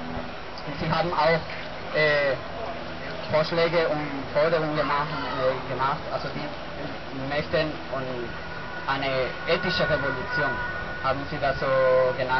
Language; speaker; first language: German; non-native, learner; Spanish